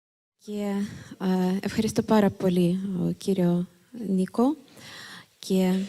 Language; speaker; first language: Greek; non-native, fluent; Ukrainian